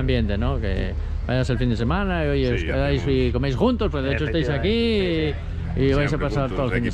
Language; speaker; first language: Spanish; native; Spanish